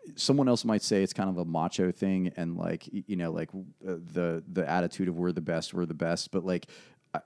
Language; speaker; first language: English; native; English